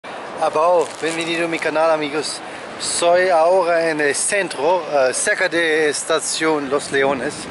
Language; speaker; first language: Spanish; non-native, learner; German